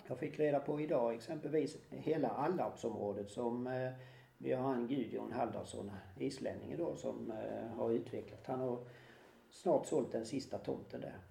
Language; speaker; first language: Swedish; native; Swedish